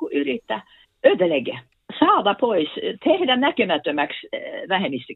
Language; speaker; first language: Finnish; non-native, fluent; Norwegian